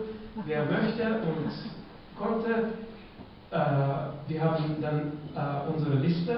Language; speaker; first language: German; non-native, fluent; Russian